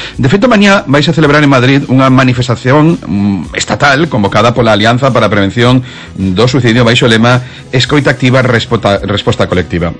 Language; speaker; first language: Galician; non-native, local second language; Spanish